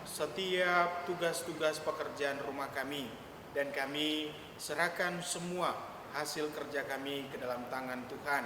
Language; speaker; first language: Indonesian; native; Indonesian